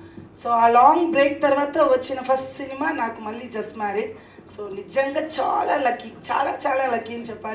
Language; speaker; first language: Telugu; non-native, local second language; Tamil